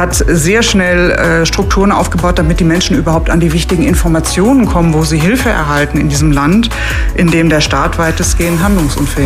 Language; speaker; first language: German; native; German